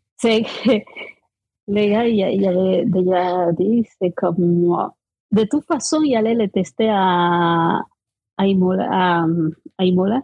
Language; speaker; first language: French; non-native, fluent; Spanish